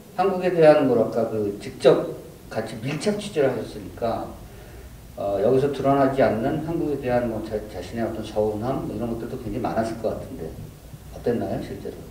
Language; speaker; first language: Korean; native; Korean